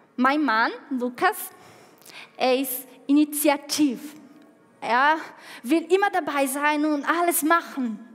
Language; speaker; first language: German; non-native, fluent; Portuguese